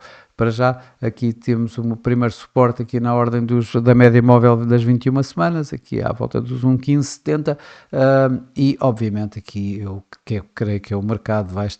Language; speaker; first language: Portuguese; native; Portuguese